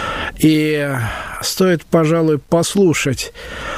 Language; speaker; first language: Russian; native; Russian